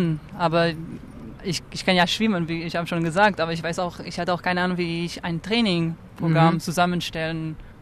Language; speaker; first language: German; non-native, fluent; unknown